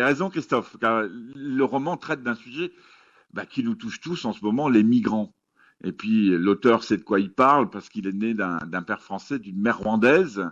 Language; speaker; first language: French; native; French